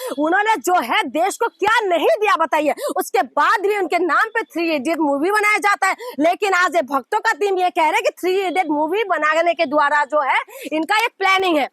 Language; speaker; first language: Hindi; non-native, local second language; Assamese